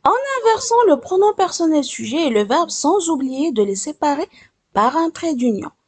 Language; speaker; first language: French; non-native, local second language; Arabic